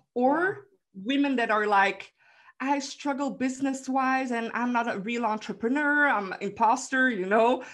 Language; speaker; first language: English; non-native, fluent; Dutch